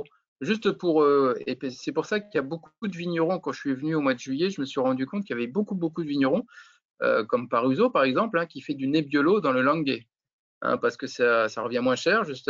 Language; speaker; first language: French; native; French